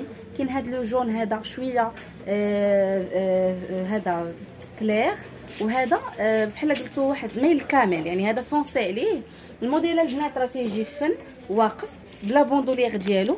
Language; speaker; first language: Arabic; native; Arabic